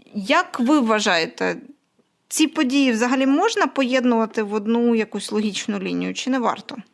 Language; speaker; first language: Ukrainian; native; Ukrainian